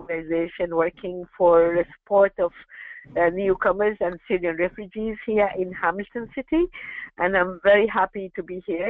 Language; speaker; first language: English; non-native, local second language; Arabic